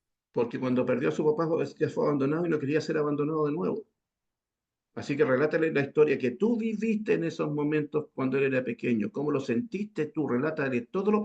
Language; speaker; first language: Spanish; native; Spanish